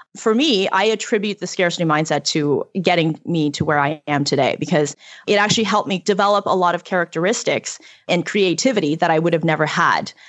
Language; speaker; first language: English; early bilingual, other home language; Chinese